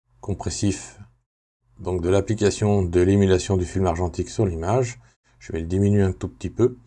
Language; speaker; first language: French; native; French